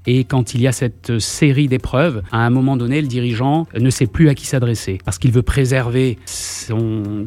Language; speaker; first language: French; native; French